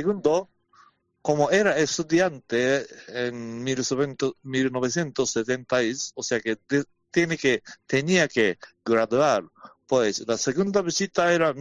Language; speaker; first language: Spanish; non-native, learner; Japanese